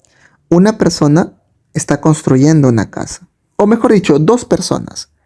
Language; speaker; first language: Spanish; native; Spanish